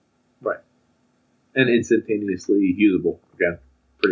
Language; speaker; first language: English; native; English